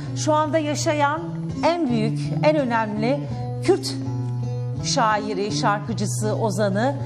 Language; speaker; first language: Turkish; native; Turkish